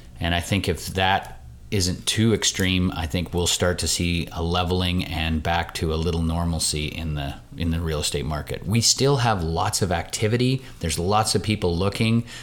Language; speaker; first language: English; native; English